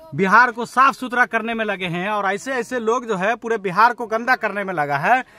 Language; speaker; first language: Hindi; native; Hindi